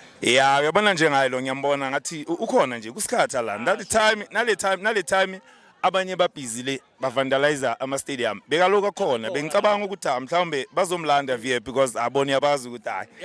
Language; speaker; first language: Zulu; native; Zulu